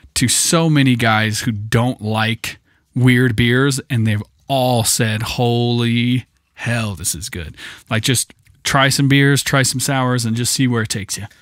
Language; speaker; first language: English; native; English